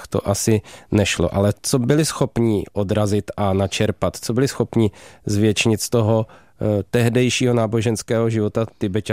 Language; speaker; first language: Czech; native; Czech